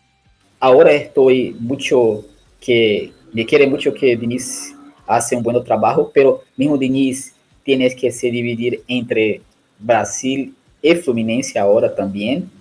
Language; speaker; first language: Spanish; non-native, learner; Portuguese